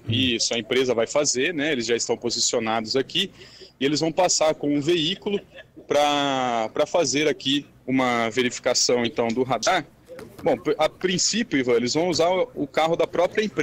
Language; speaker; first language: Portuguese; native; Portuguese